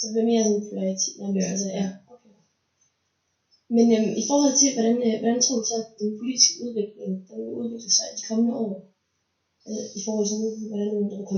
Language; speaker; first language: Danish; native; Danish